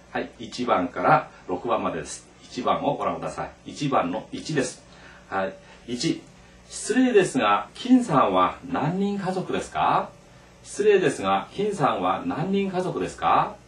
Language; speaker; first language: Japanese; non-native, local second language; Korean